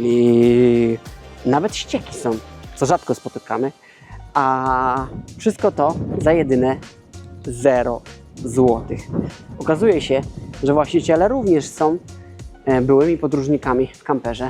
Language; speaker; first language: Polish; native; Polish